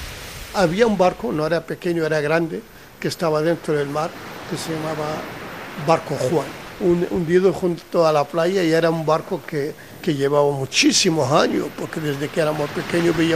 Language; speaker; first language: Spanish; non-native, local second language; Arabic